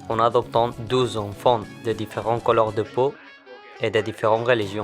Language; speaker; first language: French; non-native, learner; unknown